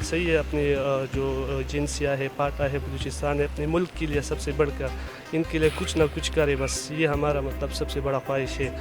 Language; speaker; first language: Urdu; non-native, local second language; Pashto